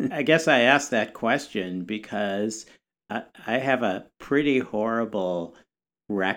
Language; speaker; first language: English; native; English